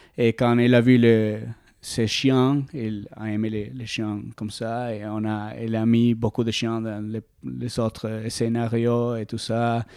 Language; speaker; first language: French; non-native, learner; Spanish